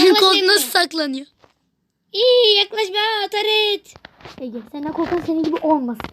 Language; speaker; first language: Turkish; native; Turkish